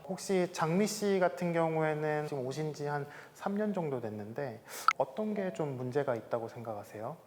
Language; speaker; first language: Korean; native; Korean